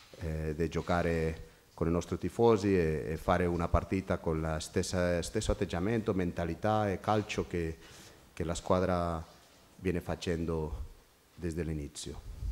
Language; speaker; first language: Italian; non-native, fluent; Spanish